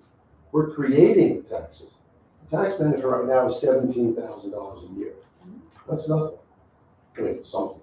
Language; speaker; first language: English; native; English